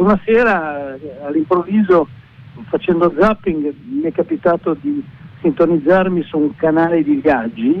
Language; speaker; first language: Italian; native; Italian